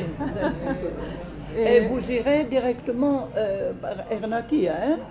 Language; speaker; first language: French; non-native, fluent; Greek